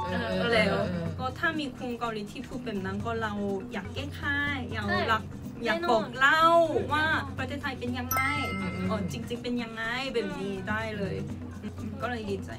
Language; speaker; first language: Thai; non-native, learner; Korean